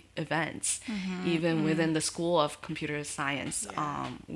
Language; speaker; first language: English; early bilingual, other home language; Korean